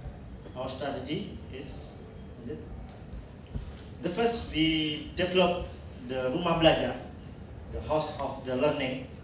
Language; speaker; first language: English; non-native, learner; Indonesian